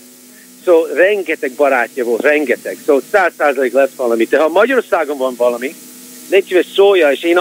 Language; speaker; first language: Hungarian; early bilingual, heritage; Hungarian